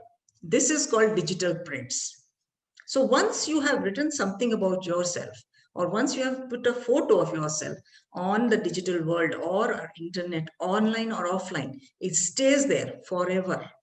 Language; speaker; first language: English; non-native, local second language; Malayalam